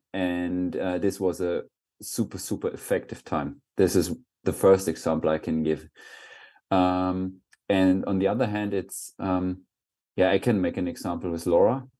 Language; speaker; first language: English; non-native, fluent; German